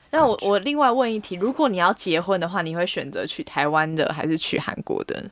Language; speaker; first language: Chinese; native; Chinese